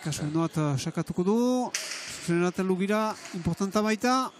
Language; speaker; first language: Basque; native; Basque